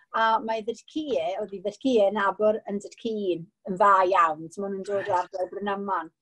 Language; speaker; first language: Welsh; non-native, local second language; English